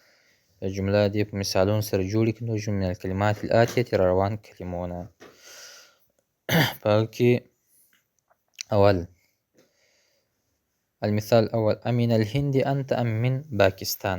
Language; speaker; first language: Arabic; non-native, fluent; Pashto